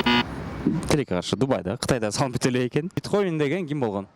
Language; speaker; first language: Kyrgyz; native; Kyrgyz